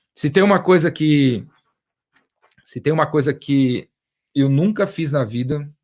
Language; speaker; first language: Portuguese; native; Portuguese